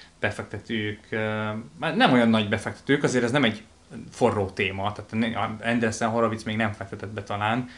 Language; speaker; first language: Hungarian; native; Hungarian